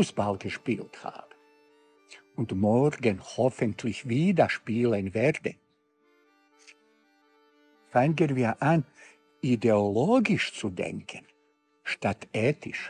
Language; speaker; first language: German; non-native, fluent; Bosnian